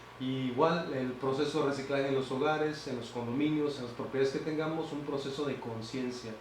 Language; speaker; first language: Spanish; native; Spanish